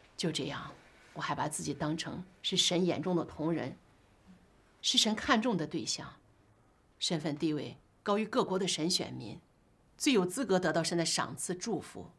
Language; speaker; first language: Chinese; native; Chinese